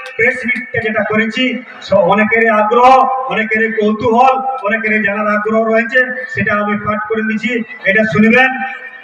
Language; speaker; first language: Bangla; native; Bangla